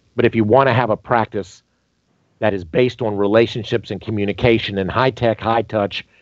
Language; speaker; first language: English; native; English